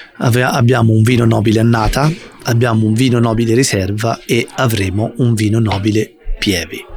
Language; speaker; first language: Italian; native; Italian